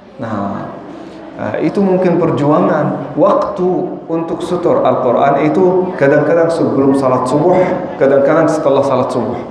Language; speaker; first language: Indonesian; non-native, fluent; Arabic